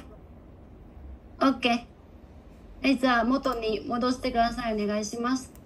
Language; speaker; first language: Japanese; non-native, fluent; Bangla